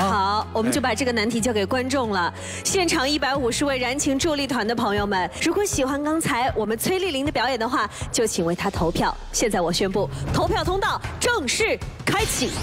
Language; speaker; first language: Chinese; native; Chinese